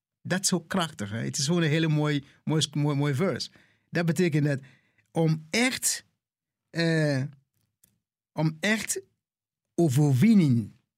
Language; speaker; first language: Dutch; non-native, fluent; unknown